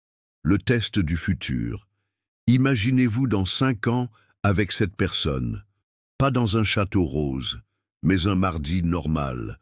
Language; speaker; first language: French; native; French